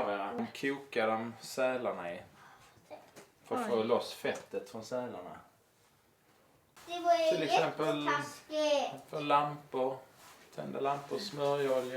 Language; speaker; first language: Swedish; native; Swedish